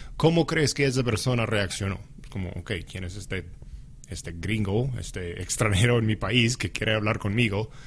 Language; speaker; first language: Spanish; non-native, fluent; English